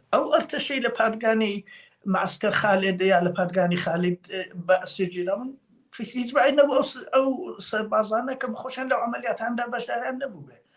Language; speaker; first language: Central Kurdish; native; Central Kurdish